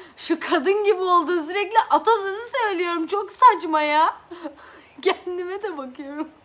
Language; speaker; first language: Turkish; early bilingual, other home language; Azerbaijani